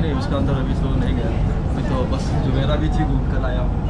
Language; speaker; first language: Hindi; non-native, learner; Nepali